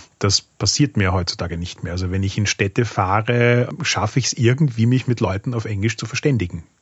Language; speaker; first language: German; native; German